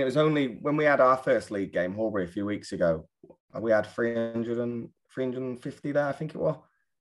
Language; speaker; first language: English; native; English